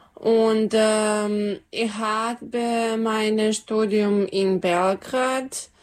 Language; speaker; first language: German; non-native, learner; Serbian